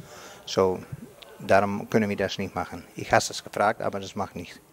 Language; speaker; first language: German; non-native, learner; Dutch